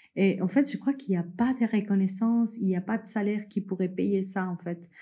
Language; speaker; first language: French; early bilingual, other home language; Spanish